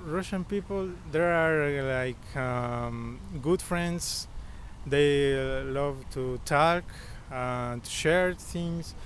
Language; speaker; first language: English; non-native, learner; Spanish